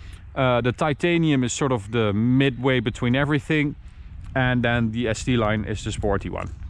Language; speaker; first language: English; non-native, fluent; Dutch